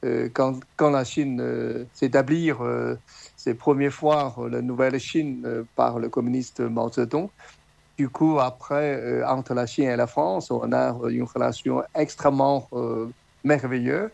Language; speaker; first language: French; non-native, learner; Chinese